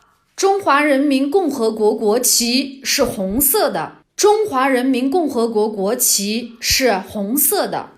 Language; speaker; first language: Chinese; non-native, local second language; Uyghur